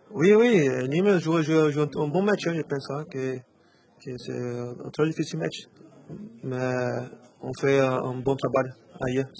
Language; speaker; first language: French; non-native, learner; Portuguese